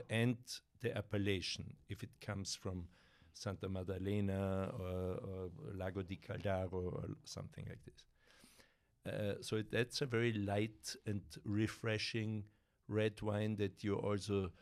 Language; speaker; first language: English; non-native, fluent; German